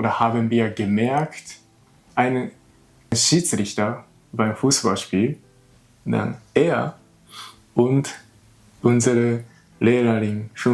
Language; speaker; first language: German; non-native, learner; Japanese